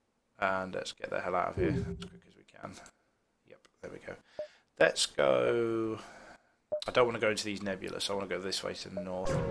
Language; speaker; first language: English; native; English